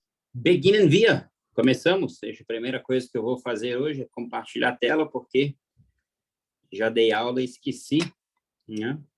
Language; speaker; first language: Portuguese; non-native, fluent; German